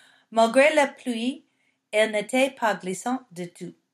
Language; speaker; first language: French; non-native, learner; English